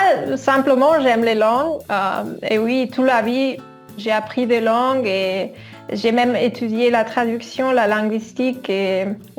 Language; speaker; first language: French; non-native, learner; Spanish